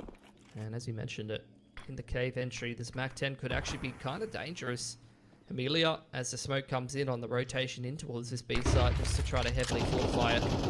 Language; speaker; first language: English; native; English